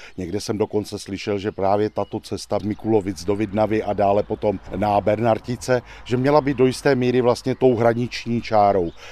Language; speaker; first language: Czech; native; Czech